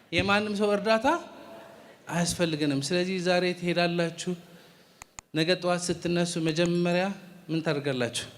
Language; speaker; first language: Amharic; non-native, fluent; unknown